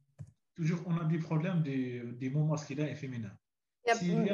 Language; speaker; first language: French; non-native, learner; Arabic